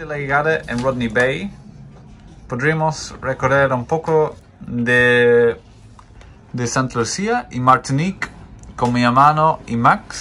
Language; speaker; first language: Spanish; non-native, fluent; English